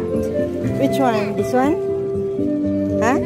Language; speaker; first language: English; non-native, learner; Filipino